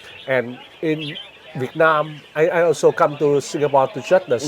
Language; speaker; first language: English; non-native, learner; Vietnamese